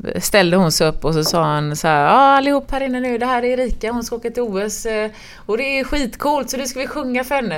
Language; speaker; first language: Swedish; native; Swedish